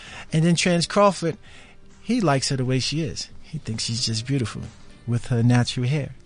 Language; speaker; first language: English; native; English